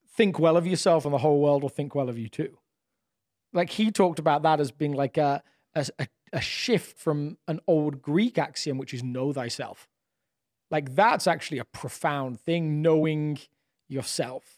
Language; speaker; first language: English; native; English